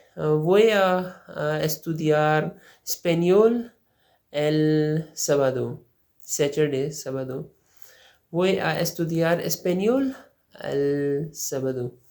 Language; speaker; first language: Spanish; non-native, learner; Urdu